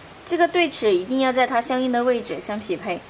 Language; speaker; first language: Chinese; native; Chinese